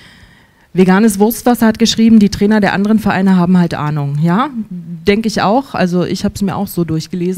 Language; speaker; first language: German; native; German